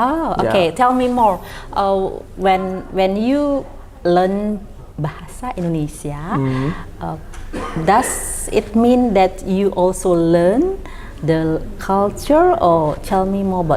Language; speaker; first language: English; non-native, fluent; Indonesian